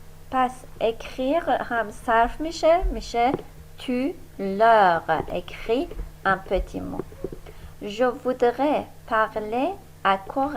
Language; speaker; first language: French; non-native, fluent; Persian